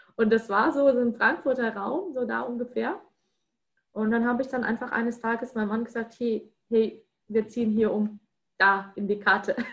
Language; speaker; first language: German; non-native, fluent; Russian